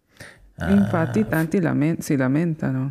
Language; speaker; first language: Italian; non-native, fluent; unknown